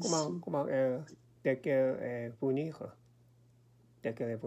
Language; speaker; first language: French; non-native, learner; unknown